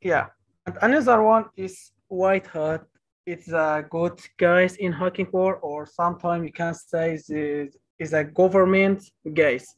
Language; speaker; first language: English; non-native, learner; Kurdish